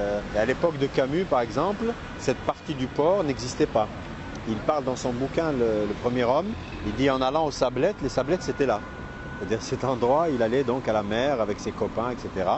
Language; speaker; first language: French; non-native, local second language; Arabic